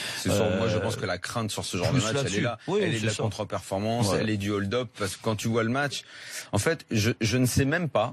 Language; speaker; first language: French; native; French